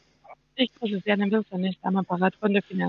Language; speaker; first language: German; non-native, learner; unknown